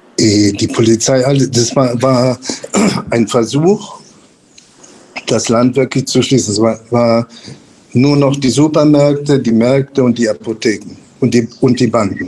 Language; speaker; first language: German; non-native, fluent; Spanish